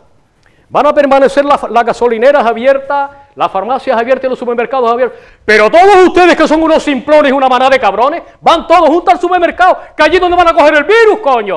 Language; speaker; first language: Spanish; native; Spanish